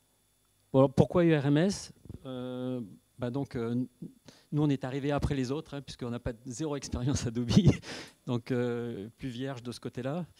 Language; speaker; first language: French; native; French